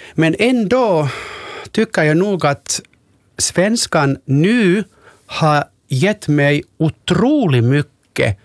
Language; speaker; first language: Swedish; non-native, local second language; Finnish